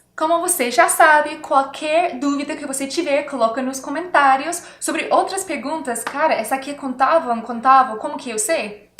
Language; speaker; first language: Portuguese; non-native, fluent; English